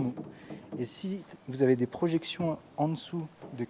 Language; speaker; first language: French; native; French